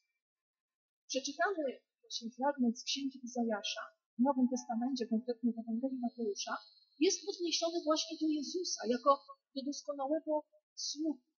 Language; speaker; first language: Polish; native; Polish